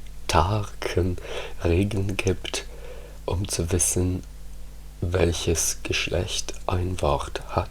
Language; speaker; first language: German; non-native, fluent; Italian